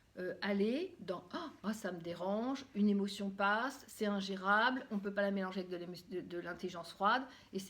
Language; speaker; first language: French; native; French